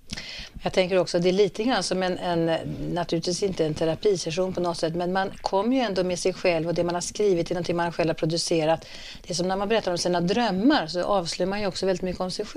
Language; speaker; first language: Swedish; native; Swedish